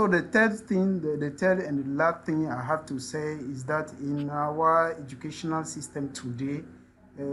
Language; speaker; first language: English; non-native, learner; French